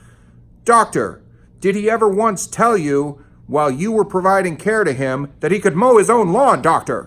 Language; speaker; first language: English; native; English